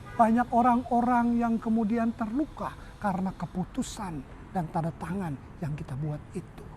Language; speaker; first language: Indonesian; native; Indonesian